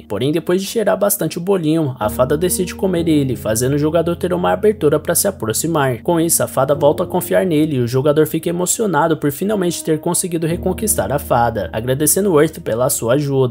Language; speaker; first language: Portuguese; native; Portuguese